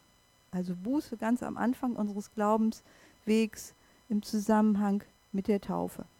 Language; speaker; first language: German; native; German